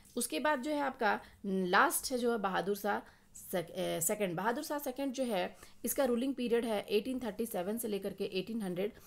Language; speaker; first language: Hindi; native; Hindi